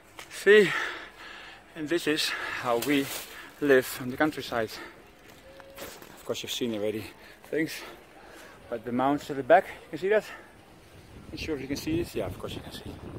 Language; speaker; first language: English; non-native, fluent; Dutch